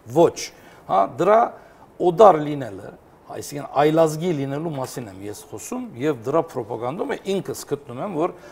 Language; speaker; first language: Armenian; early bilingual, heritage; Armenian